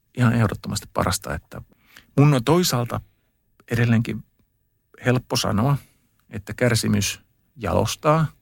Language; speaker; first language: Finnish; early bilingual, heritage; Finnish